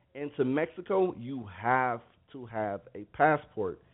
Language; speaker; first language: English; native; English